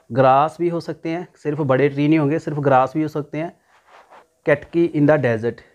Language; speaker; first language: Hindi; non-native, local second language; Punjabi